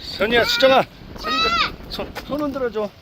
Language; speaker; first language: Korean; native; Korean